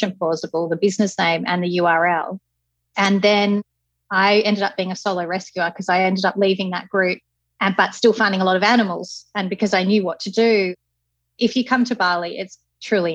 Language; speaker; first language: English; native; English